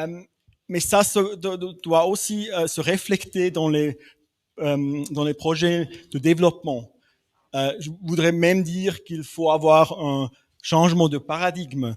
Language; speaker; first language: French; non-native, fluent; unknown